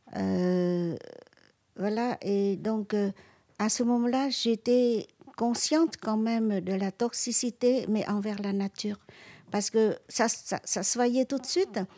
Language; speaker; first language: French; non-native, local second language; Vietnamese